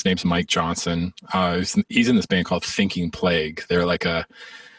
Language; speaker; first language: English; native; English